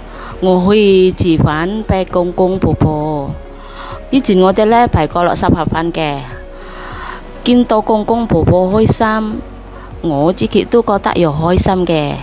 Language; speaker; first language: Cantonese; non-native, learner; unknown